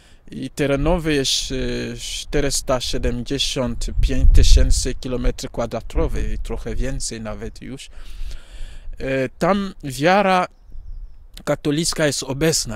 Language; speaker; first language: Polish; non-native, fluent; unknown